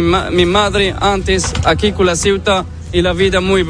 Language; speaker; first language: Spanish; non-native, learner; Arabic